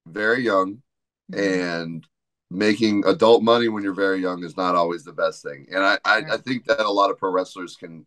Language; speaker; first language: English; native; English